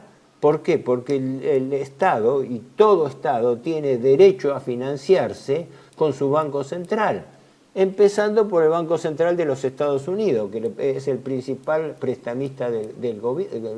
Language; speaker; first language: Spanish; native; Spanish